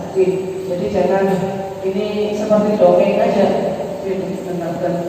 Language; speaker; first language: Indonesian; native; Indonesian